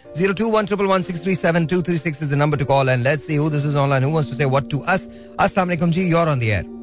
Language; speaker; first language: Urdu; native; Urdu